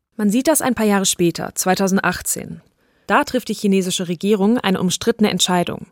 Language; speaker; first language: German; native; German